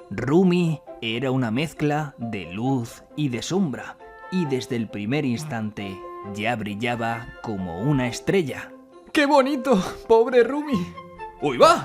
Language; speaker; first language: Spanish; native; Spanish